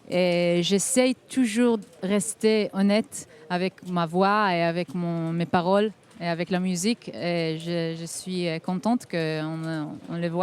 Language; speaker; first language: French; non-native, fluent; Hebrew